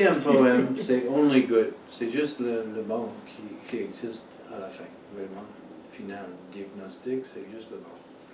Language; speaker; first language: French; non-native, fluent; English